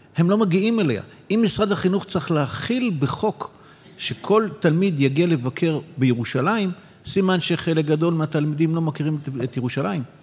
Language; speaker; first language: Hebrew; native; Hebrew